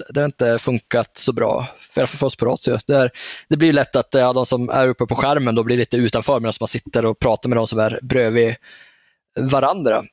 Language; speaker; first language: Swedish; native; Swedish